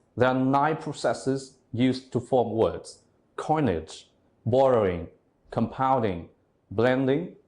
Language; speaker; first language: English; non-native, fluent; Vietnamese